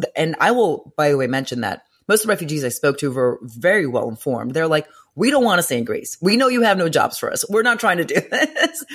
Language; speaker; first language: English; early bilingual, other home language; Greek